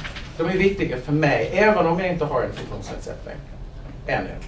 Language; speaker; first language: Swedish; non-native, fluent; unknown